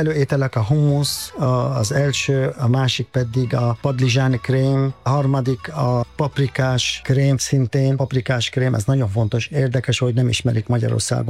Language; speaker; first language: Hungarian; non-native, fluent; Arabic